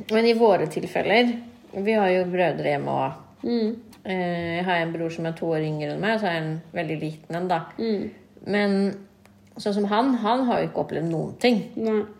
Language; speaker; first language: Norwegian; early bilingual, other home language; Kurdish